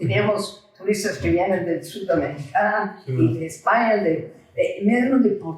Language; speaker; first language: Spanish; early bilingual, heritage; Ladino